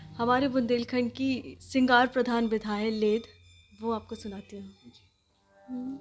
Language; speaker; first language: Hindi; native; Hindi